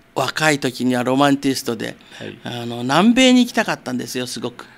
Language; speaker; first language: Japanese; native; Japanese